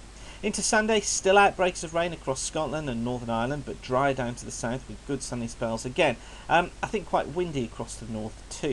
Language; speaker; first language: English; native; English